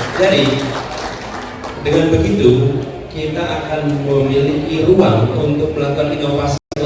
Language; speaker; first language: Indonesian; native; Indonesian